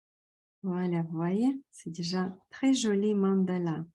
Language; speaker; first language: French; non-native, fluent; Russian